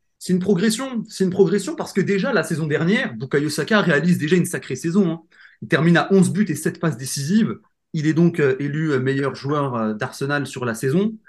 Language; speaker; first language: French; native; French